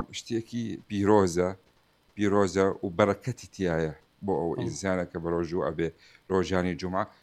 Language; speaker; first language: Central Kurdish; non-native, local second language; Arabic